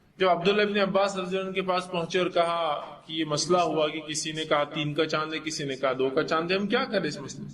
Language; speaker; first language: Urdu; native; Urdu